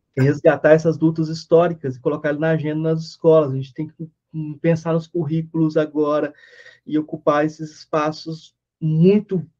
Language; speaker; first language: Portuguese; native; Portuguese